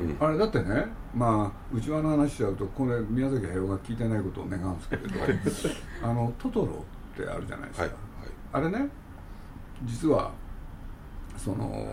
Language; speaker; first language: Japanese; native; Japanese